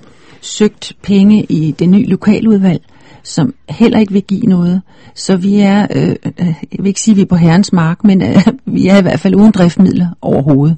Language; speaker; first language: Danish; native; Danish